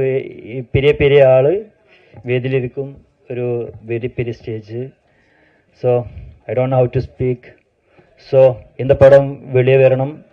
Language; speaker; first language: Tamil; non-native, learner; Malayalam